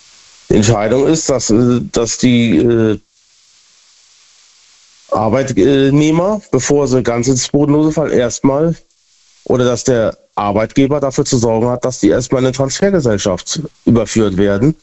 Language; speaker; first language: German; native; German